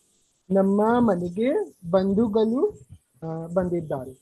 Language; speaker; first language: Kannada; non-native, learner; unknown